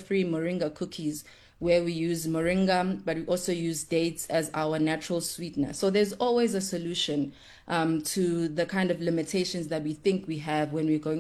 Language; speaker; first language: English; non-native, local second language; Zulu